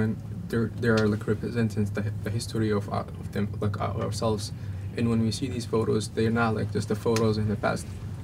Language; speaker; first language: English; non-native, fluent; Arabic